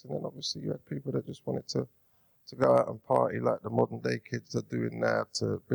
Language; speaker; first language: English; native; English